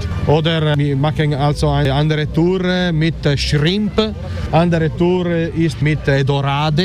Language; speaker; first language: German; non-native, learner; Italian